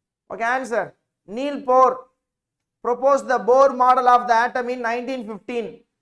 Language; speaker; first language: English; non-native, local second language; Tamil